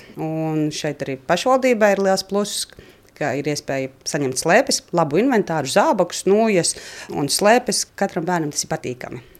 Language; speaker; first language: Latvian; native; Latvian